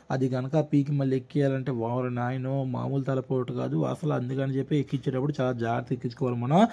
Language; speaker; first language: Telugu; non-native, local second language; Urdu